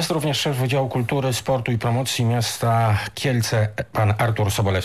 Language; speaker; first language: Polish; native; Polish